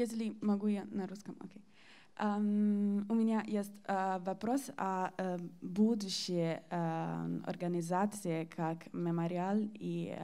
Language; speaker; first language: Russian; non-native, learner; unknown